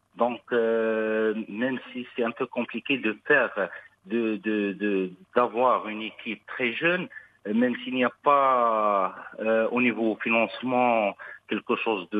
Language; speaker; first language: French; non-native, local second language; Arabic